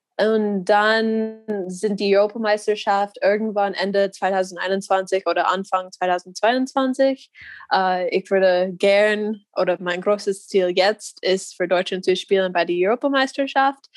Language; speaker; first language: German; non-native, learner; English